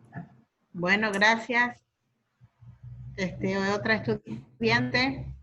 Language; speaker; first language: Spanish; native; Spanish